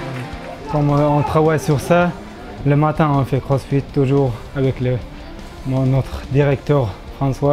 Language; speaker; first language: French; non-native, learner; Chechen